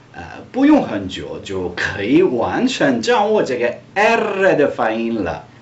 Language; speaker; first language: Chinese; non-native, fluent; Italian